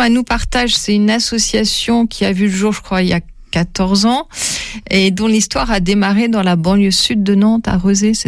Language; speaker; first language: French; native; French